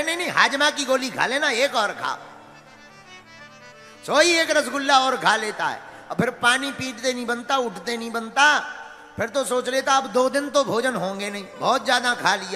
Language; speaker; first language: Hindi; native; Hindi